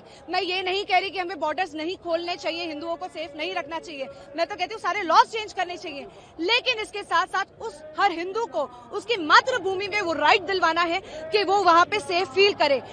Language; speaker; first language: Hindi; native; Hindi